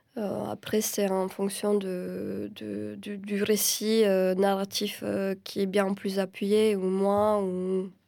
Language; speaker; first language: French; non-native, fluent; Romanian